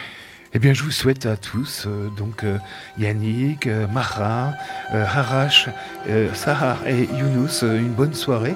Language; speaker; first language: French; native; French